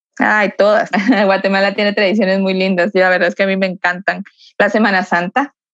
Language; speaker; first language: Spanish; native; Spanish